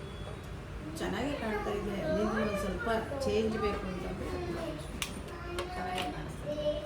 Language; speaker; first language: Kannada; native; Kannada